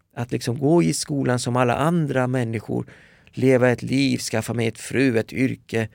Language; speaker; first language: Swedish; early bilingual, other home language; Persian